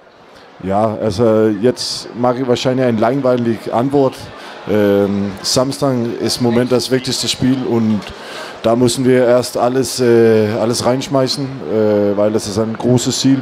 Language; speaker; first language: German; non-native, fluent; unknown